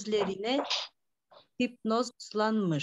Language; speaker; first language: Turkish; non-native, learner; Kyrgyz